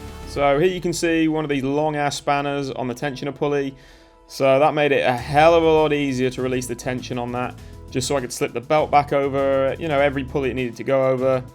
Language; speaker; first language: English; native; English